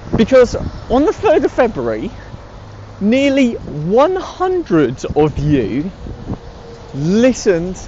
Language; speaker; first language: English; native; English